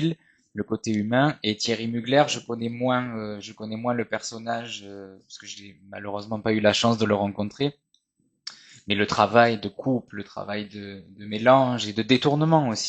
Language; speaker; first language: French; native; French